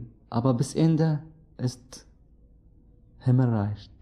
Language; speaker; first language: German; non-native, learner; Arabic